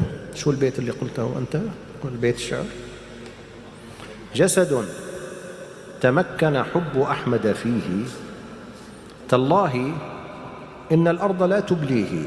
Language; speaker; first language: Arabic; native; Arabic